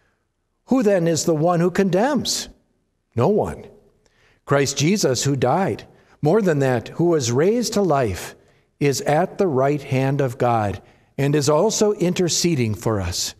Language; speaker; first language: English; native; English